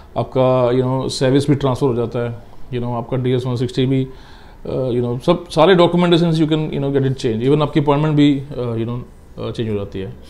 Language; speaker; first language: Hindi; non-native, local second language; Punjabi